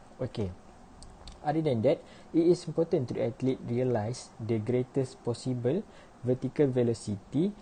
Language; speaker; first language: English; non-native, learner; Malay